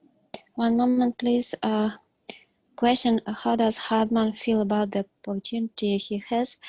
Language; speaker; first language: English; non-native, learner; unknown